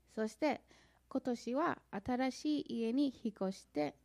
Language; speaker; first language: Japanese; non-native, fluent; English